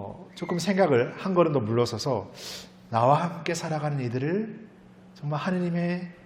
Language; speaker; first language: Korean; native; Korean